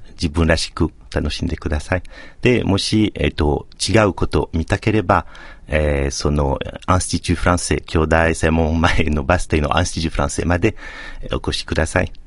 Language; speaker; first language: Japanese; non-native, fluent; French